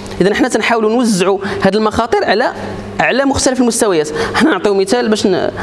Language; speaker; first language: Arabic; native; Arabic